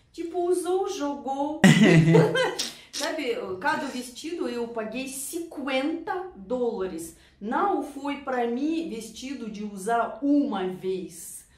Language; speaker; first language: Portuguese; non-native, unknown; Russian